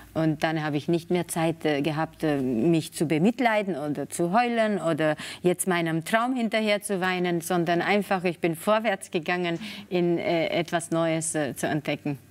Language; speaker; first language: German; non-native, fluent; Spanish